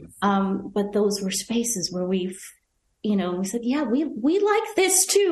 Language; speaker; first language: English; non-native, local second language; Yoruba